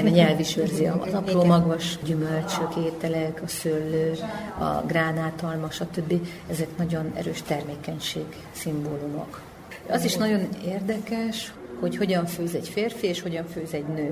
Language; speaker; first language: Hungarian; native; Hungarian